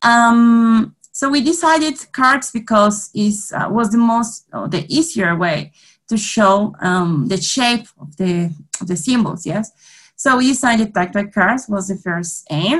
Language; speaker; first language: English; non-native, fluent; Spanish